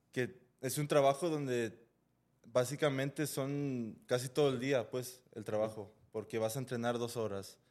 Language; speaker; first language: Spanish; early bilingual, heritage; Spanish